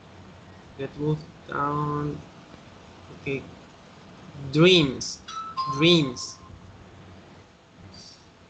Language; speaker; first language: English; non-native, learner; Spanish